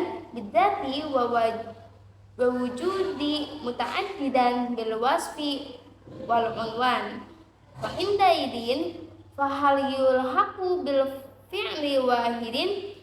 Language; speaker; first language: Arabic; non-native, learner; Indonesian